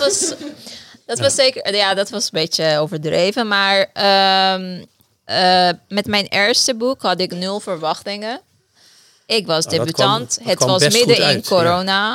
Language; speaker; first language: Dutch; non-native, fluent; Persian